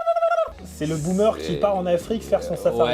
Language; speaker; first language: French; native; French